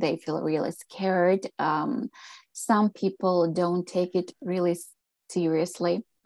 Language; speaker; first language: English; non-native, fluent; Ukrainian